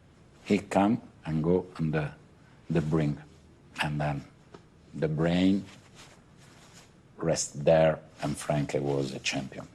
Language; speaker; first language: English; non-native, fluent; Italian